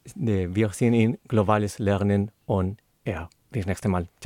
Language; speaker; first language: German; non-native, learner; Spanish